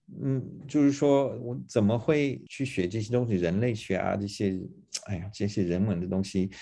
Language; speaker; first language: Chinese; non-native, fluent; English